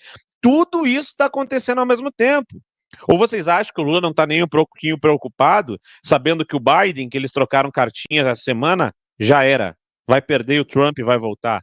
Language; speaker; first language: Portuguese; native; Portuguese